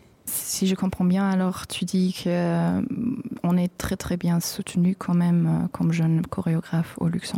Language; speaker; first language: French; non-native, local second language; Luxembourgish